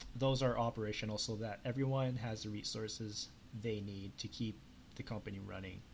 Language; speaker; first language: English; native; English